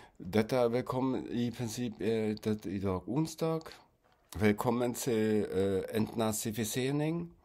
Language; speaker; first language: Swedish; non-native, fluent; German